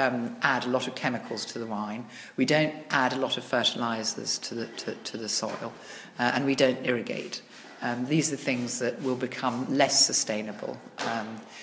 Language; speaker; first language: English; native; English